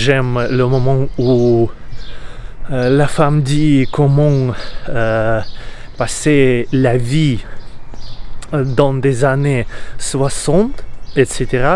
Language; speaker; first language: French; non-native, learner; Russian